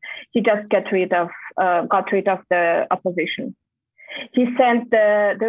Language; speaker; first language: English; non-native, fluent; Kazakh